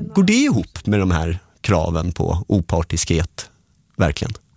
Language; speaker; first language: Swedish; native; Swedish